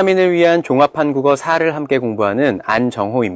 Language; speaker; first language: Korean; native; Korean